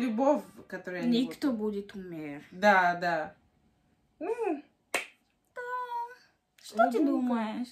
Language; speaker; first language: Russian; non-native, learner; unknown